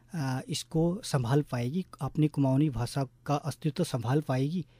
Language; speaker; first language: Hindi; non-native, local second language; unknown